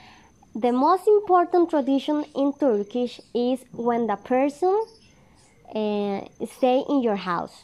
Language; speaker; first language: English; non-native, learner; Spanish